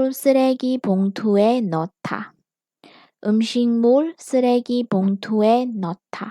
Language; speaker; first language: Korean; non-native, fluent; Burmese